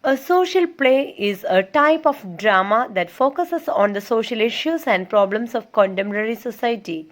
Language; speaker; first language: English; non-native, local second language; Malayalam